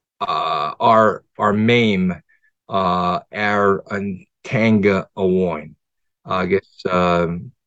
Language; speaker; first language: Irish; non-native, fluent; English